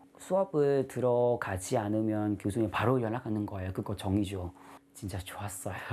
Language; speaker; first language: Korean; non-native, fluent; Vietnamese